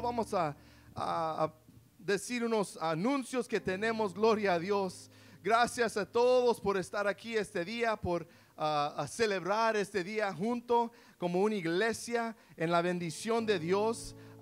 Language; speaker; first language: Spanish; early bilingual, heritage; Spanish